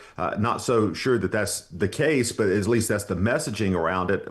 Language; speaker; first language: English; native; English